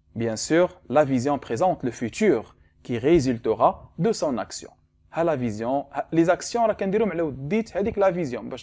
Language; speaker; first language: French; non-native, local second language; Arabic